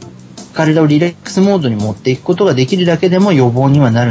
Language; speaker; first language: Japanese; native; Japanese